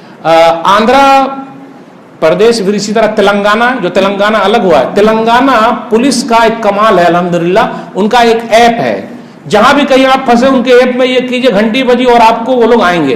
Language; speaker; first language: Hindi; native; Hindi